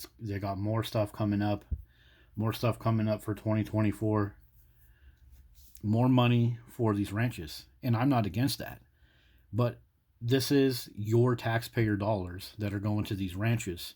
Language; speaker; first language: English; native; English